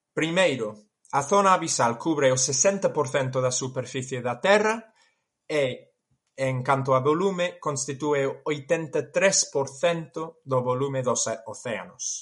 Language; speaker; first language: Galician; non-native, fluent; English